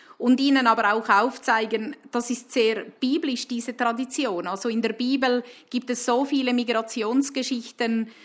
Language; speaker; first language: German; native; German